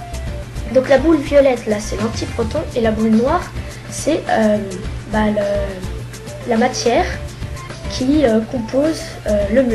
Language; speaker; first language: French; native; French